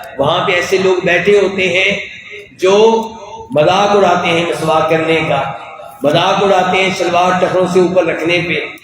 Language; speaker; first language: Urdu; non-native, local second language; Punjabi